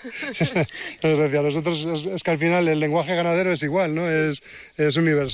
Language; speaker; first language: Spanish; native; Spanish